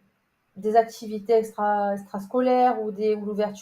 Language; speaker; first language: French; native; French